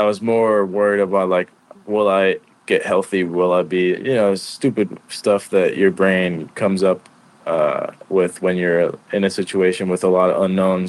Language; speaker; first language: English; native; English